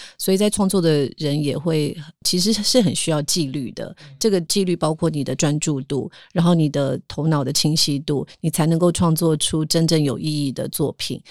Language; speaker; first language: Chinese; native; Chinese